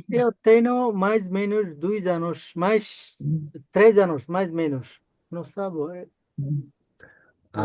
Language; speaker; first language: Portuguese; non-native, learner; Bangla